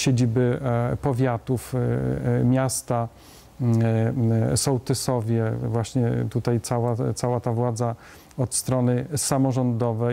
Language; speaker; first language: Polish; native; Polish